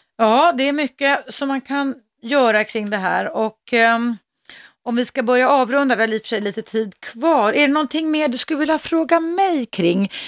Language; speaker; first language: Swedish; native; Swedish